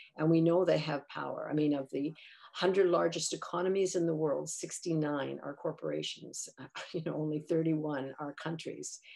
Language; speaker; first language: English; native; English